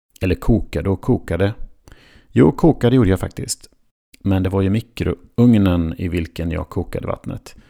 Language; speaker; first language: Swedish; native; Swedish